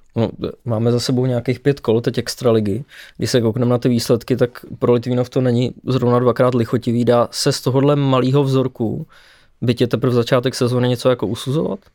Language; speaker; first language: Czech; native; Czech